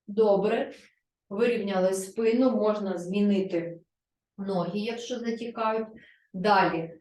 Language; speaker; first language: Ukrainian; non-native, local second language; Russian